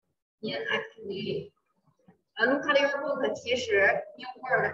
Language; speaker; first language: English; non-native, learner; Chinese